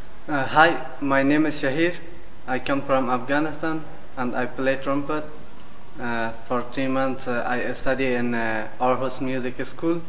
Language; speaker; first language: English; non-native, learner; Persian